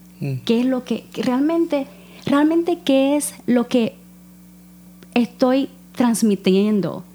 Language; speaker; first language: Spanish; native; Spanish